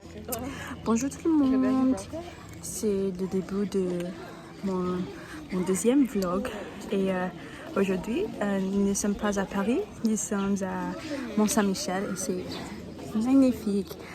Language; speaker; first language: French; non-native, learner; English